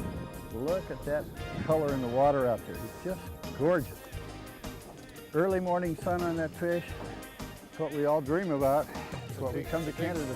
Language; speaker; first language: English; native; English